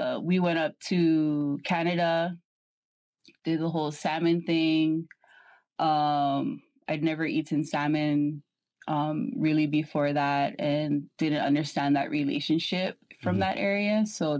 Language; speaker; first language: English; native; English